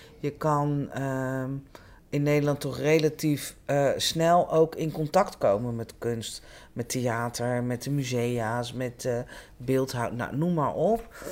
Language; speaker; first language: Dutch; native; Dutch